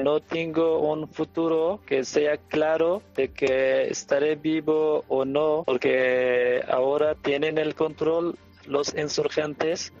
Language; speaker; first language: Spanish; non-native, fluent; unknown